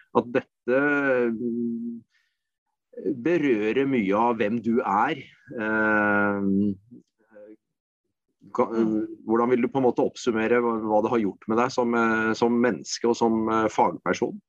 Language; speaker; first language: Norwegian; native; Norwegian